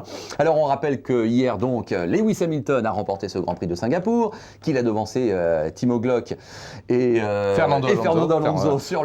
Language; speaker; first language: French; native; French